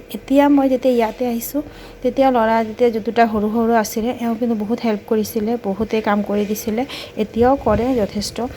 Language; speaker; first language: Assamese; non-native, local second language; Bangla